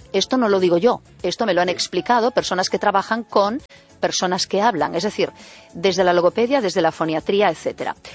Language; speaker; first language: Spanish; native; Spanish